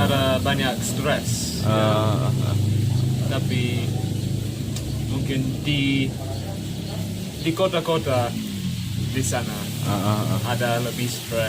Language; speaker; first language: Indonesian; non-native, fluent; English